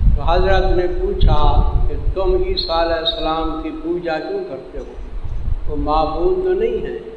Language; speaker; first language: Urdu; non-native, local second language; Saraiki